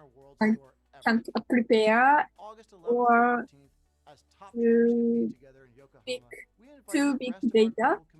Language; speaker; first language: English; non-native, learner; Japanese